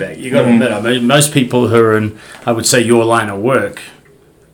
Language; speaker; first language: English; native; English